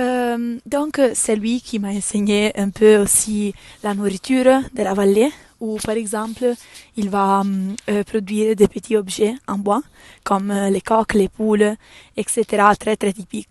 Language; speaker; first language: French; non-native, local second language; Italian